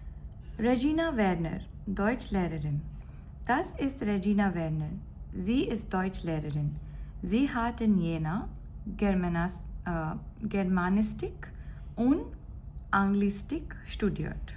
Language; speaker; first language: German; non-native, fluent; Gujarati